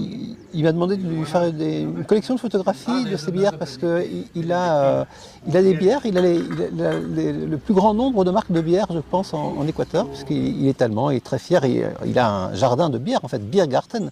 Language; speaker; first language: French; native; French